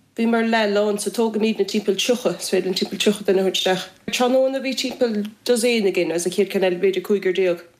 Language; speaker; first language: Irish; native; Irish